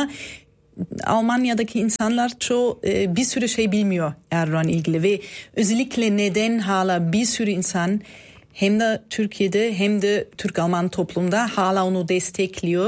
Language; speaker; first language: Turkish; non-native, fluent; German